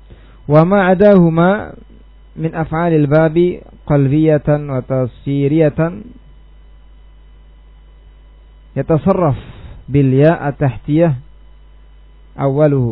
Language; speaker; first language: Arabic; non-native, fluent; Indonesian